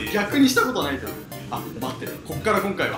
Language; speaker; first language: Japanese; native; Japanese